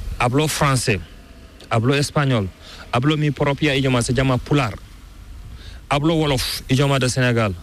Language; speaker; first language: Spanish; non-native, learner; Fula